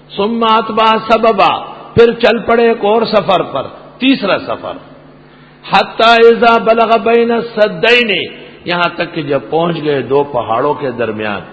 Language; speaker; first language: Urdu; non-native, local second language; Pashto